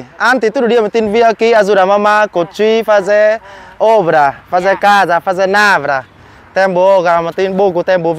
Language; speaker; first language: Portuguese; non-native, learner; Vietnamese